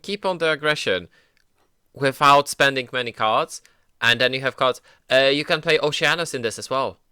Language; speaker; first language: English; native; English